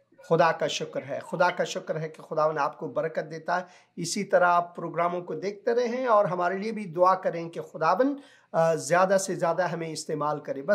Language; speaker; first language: Urdu; non-native, local second language; Punjabi